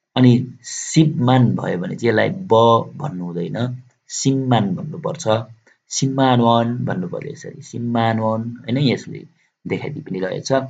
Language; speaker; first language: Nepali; native; Nepali